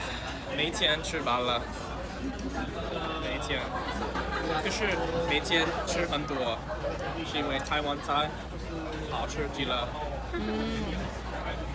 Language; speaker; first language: Chinese; non-native, learner; English